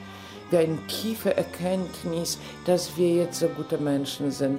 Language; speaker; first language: German; non-native, fluent; Polish